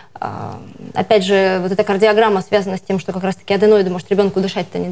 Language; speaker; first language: Russian; native; Russian